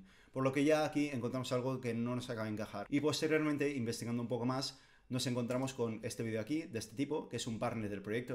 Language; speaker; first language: Spanish; native; Spanish